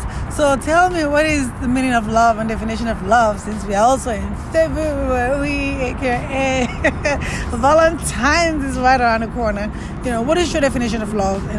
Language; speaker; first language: English; non-native, local second language; Wolof